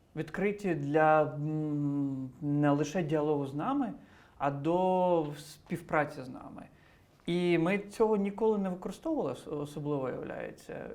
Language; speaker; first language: Ukrainian; non-native, local second language; Crimean Tatar